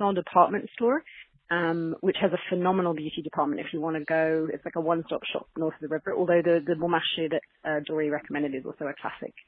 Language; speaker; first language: English; native; English